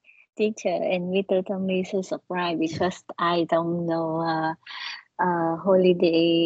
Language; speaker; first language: English; non-native, learner; Vietnamese